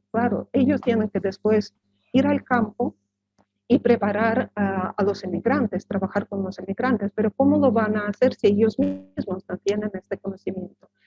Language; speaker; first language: Spanish; non-native, fluent; Russian